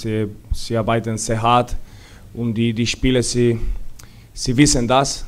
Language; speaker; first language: German; non-native, learner; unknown